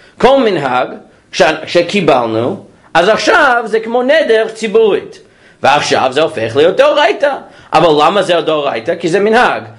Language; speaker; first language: Hebrew; non-native, fluent; English